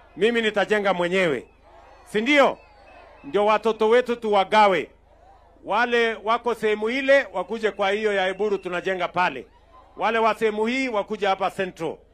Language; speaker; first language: Swahili; non-native, local second language; Kalenjin